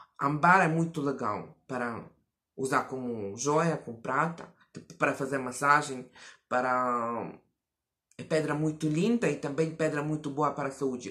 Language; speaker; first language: Portuguese; non-native, fluent; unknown